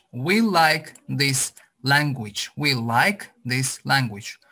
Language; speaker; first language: English; non-native, fluent; Azerbaijani